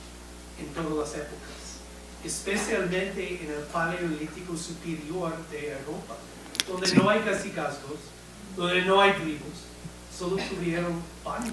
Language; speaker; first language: Spanish; non-native, fluent; English